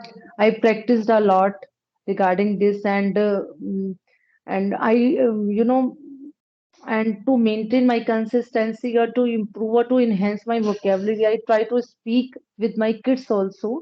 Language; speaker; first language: English; non-native, local second language; Punjabi